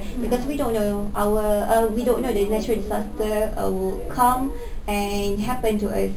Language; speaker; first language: English; non-native, local second language; Malay